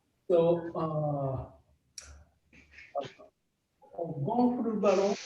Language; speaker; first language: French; non-native, fluent; Japanese